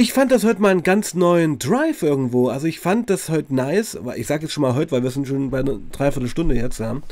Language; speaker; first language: German; native; German